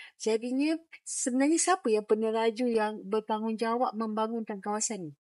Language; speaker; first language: Malay; native; Malay